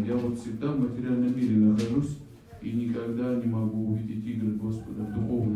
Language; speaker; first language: Russian; native; Russian